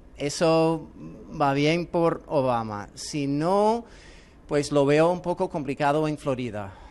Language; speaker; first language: Spanish; non-native, fluent; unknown